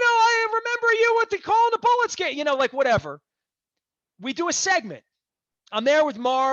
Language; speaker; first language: English; native; English